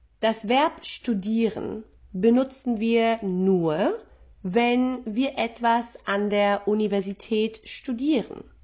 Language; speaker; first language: German; native; German